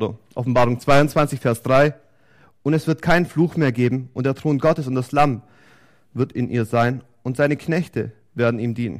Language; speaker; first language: German; native; German